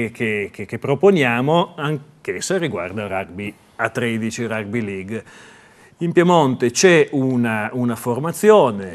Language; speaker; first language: Italian; native; Italian